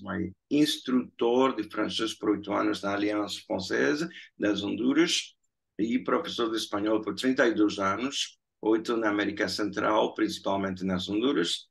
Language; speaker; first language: Portuguese; non-native, fluent; Spanish